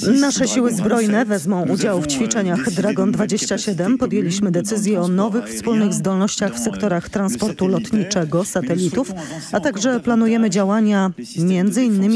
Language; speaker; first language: Polish; native; Polish